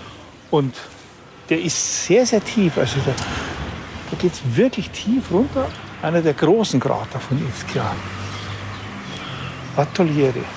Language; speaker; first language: German; native; German